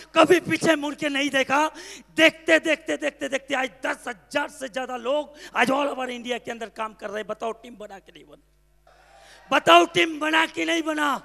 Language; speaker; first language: Hindi; non-native, local second language; Bangla